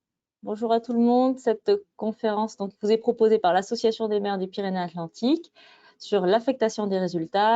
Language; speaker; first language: French; native; French